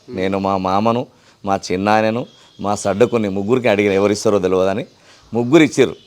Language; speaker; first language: Telugu; non-native, local second language; Urdu